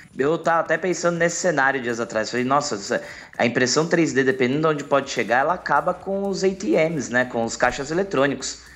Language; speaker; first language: Portuguese; native; Portuguese